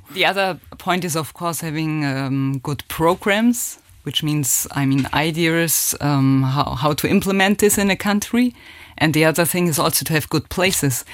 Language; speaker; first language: English; non-native, fluent; German